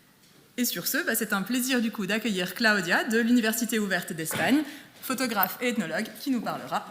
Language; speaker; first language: French; native; French